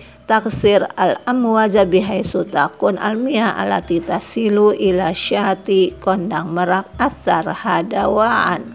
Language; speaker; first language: Arabic; non-native, fluent; Indonesian